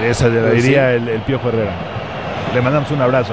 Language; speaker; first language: Spanish; native; Spanish